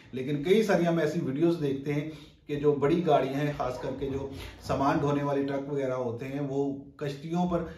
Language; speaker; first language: Urdu; native; Urdu